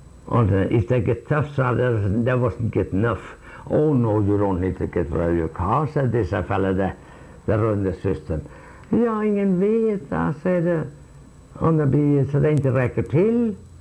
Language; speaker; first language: English; non-native, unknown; Swedish